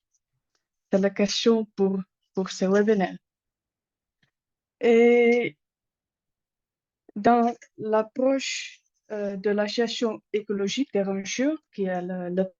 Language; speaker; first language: French; non-native, learner; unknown